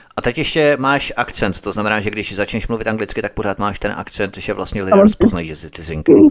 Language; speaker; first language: Czech; native; Czech